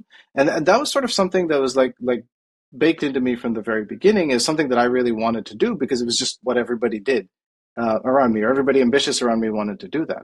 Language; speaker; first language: English; non-native, local second language; Tamil